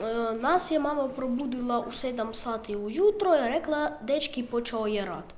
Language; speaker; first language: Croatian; non-native, learner; Ukrainian